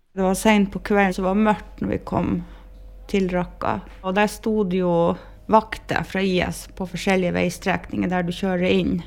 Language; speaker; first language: Norwegian; native; Norwegian